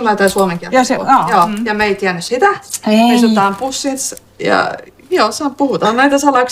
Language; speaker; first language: Finnish; early bilingual, heritage; Finnish